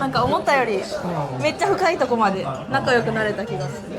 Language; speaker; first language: Japanese; native; Japanese